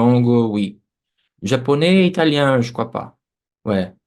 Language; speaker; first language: French; non-native, fluent; Portuguese